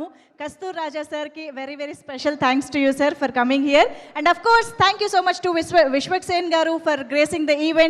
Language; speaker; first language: Telugu; native; Telugu